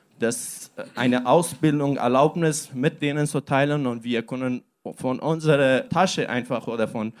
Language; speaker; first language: German; non-native, learner; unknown